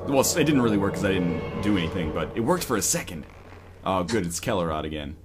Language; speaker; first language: English; native; English